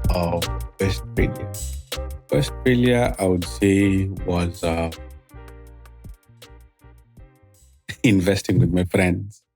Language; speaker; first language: English; non-native, local second language; Swahili